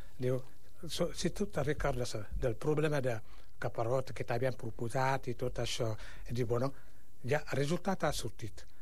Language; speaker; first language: Catalan; non-native, fluent; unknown